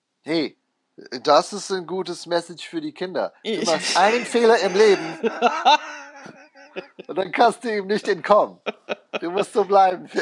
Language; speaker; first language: German; non-native, fluent; English